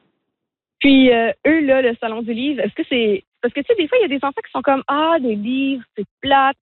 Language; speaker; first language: French; native; French